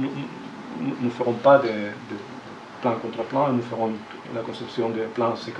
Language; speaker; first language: French; non-native, fluent; Spanish